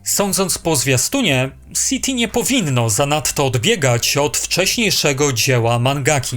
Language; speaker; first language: Polish; native; Polish